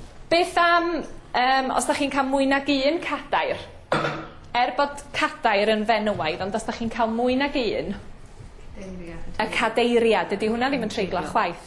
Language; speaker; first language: Welsh; native; Welsh